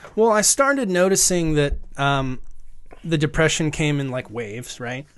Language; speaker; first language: English; native; English